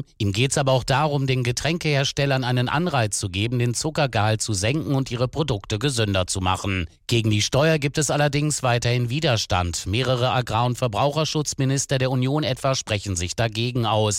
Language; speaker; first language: German; native; German